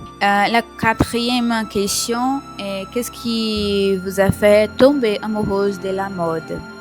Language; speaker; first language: French; non-native, learner; Portuguese